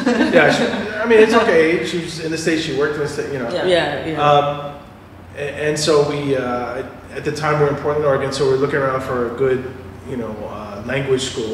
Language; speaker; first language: English; native; English